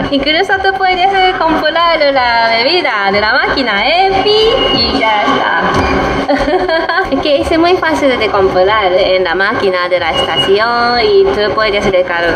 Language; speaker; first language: Spanish; non-native, learner; Japanese